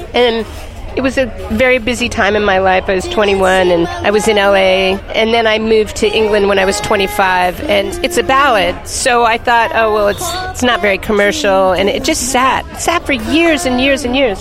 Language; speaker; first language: English; native; English